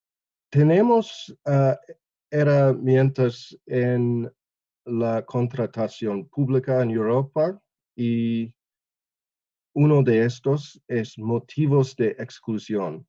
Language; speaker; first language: Spanish; non-native, learner; English